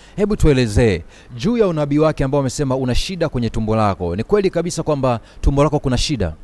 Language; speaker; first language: Swahili; native; Swahili